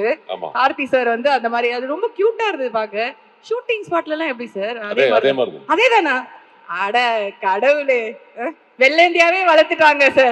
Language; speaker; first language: Tamil; native; Tamil